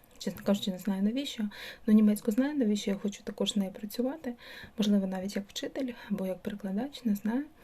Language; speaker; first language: Ukrainian; non-native, local second language; Russian